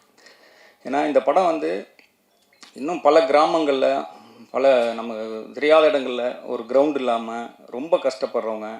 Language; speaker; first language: Tamil; native; Tamil